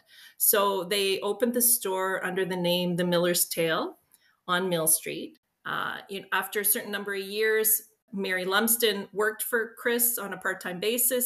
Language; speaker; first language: English; native; English